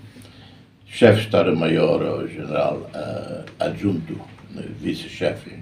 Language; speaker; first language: Portuguese; non-native, local second language; Tetum